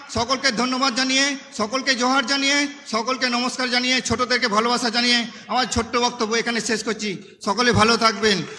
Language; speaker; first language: Bangla; non-native, local second language; Santali